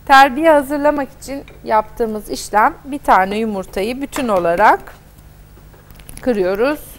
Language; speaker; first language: Turkish; native; Turkish